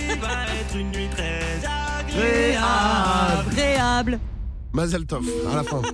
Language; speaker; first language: French; native; French